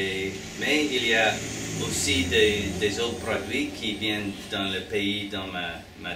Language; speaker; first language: French; non-native, learner; English